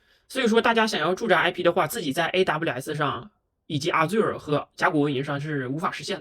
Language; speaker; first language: Chinese; native; Chinese